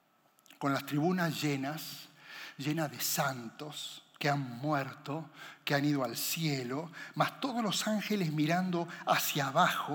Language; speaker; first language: Spanish; native; Spanish